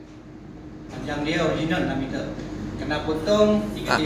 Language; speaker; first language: Malay; native; Malay